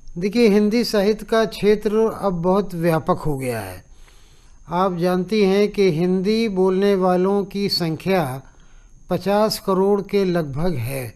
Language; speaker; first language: Hindi; native; Hindi